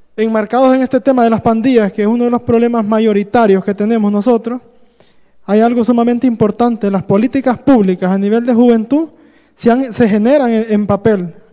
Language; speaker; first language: Spanish; native; Spanish